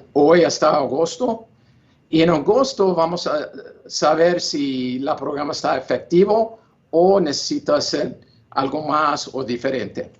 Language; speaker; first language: Spanish; non-native, learner; English